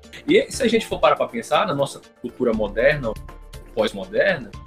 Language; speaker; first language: Portuguese; native; Portuguese